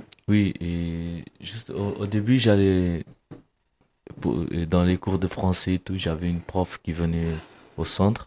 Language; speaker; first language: French; non-native, fluent; Kabuverdianu